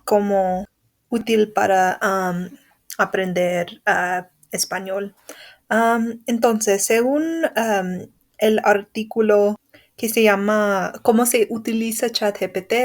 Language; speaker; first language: Spanish; non-native, fluent; English